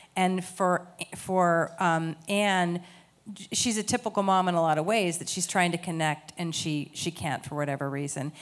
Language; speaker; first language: English; native; English